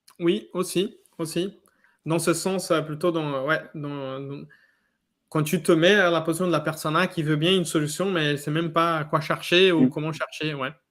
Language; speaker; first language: French; non-native, fluent; Portuguese